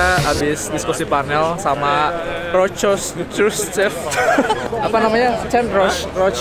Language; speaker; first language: Indonesian; native; Indonesian